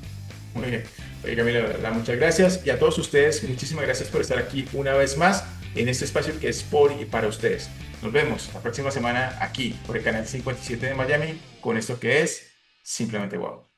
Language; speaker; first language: Spanish; native; Spanish